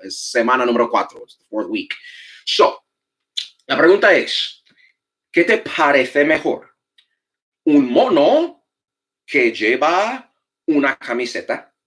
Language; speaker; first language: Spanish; non-native, fluent; English